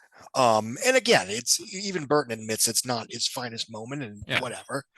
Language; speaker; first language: English; native; English